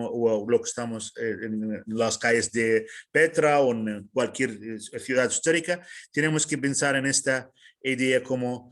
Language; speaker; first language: Spanish; non-native, fluent; Arabic